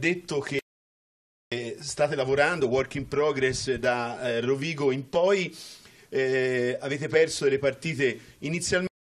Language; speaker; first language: Italian; native; Italian